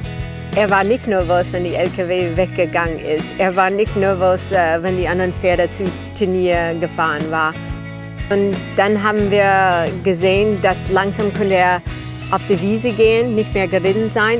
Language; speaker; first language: German; non-native, fluent; English